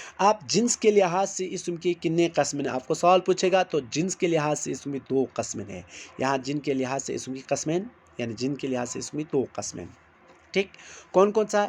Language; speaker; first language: Urdu; non-native, local second language; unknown